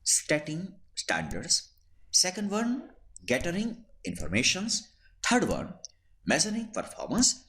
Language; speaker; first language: English; non-native, local second language; Gujarati